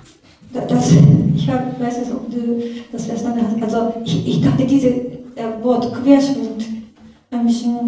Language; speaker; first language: German; non-native, learner; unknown